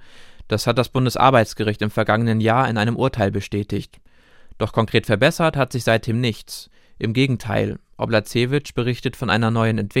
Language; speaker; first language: German; native; German